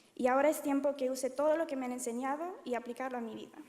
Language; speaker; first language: Spanish; early bilingual, heritage; Spanish